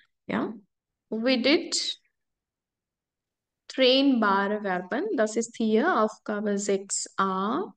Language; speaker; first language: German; non-native, fluent; Hindi